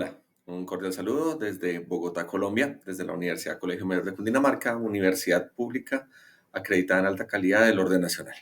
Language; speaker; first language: Spanish; native; Spanish